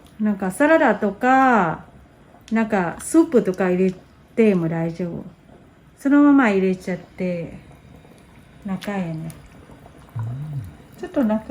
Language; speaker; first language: Japanese; non-native, learner; Thai